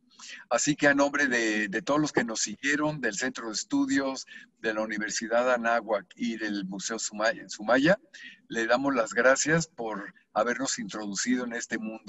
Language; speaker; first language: Spanish; native; Spanish